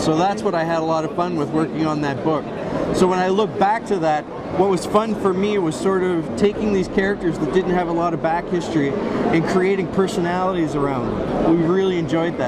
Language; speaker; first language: English; native; English